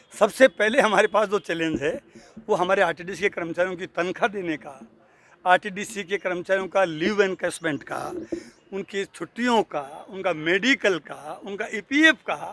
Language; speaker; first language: Hindi; native; Hindi